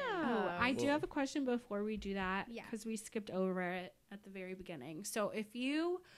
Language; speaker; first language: English; native; English